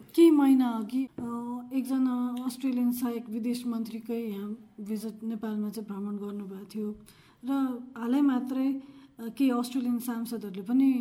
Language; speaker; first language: Nepali; native; Nepali